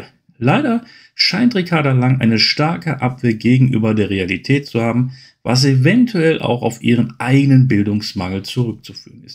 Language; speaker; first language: German; native; German